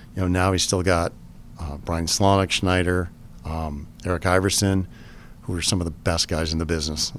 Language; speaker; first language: English; native; English